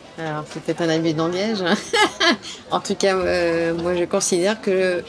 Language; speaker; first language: French; native; French